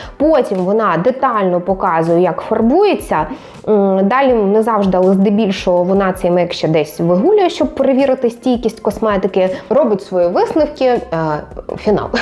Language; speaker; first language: Ukrainian; non-native, local second language; Russian